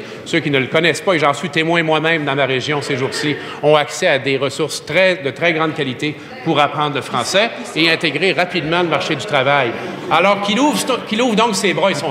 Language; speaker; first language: French; native; French